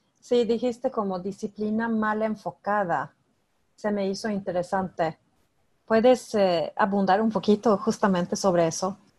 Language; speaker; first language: Spanish; non-native, fluent; Swedish